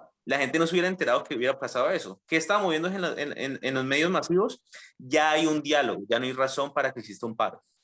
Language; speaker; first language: Spanish; native; Spanish